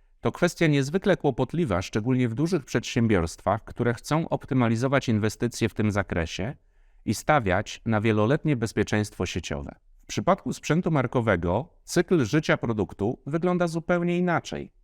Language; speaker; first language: Polish; native; Polish